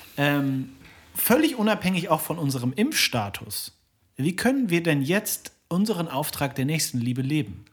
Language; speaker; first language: German; native; German